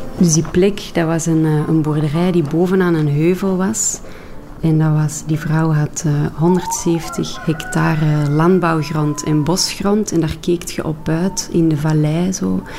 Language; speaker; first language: Dutch; native; Dutch